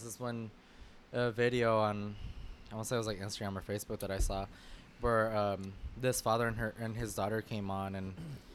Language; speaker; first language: English; native; English